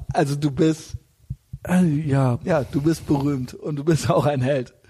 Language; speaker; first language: German; native; German